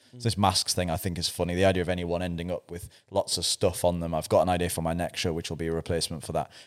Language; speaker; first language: English; native; English